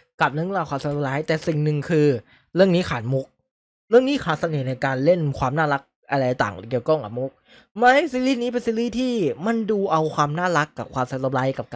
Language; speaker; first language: Thai; native; Thai